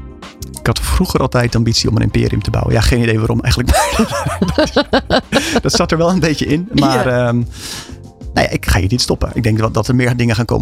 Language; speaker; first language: Dutch; native; Dutch